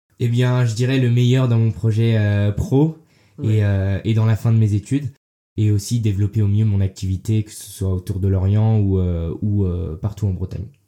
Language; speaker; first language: French; early bilingual, heritage; French